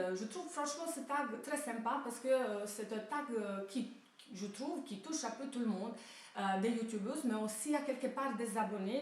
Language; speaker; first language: French; non-native, fluent; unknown